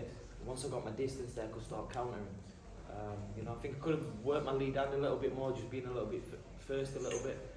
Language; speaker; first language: English; native; English